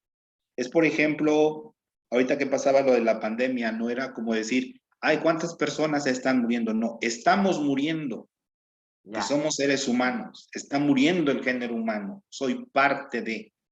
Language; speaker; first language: Spanish; native; Spanish